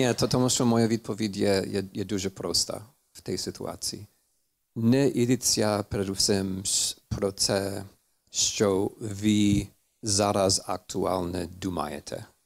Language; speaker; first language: Ukrainian; non-native, fluent; English